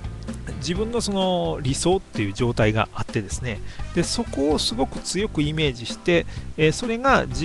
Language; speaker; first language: Japanese; native; Japanese